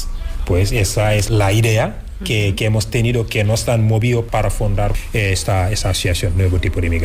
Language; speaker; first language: Spanish; non-native, fluent; Wolof